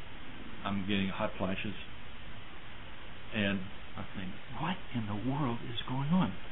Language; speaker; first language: English; native; English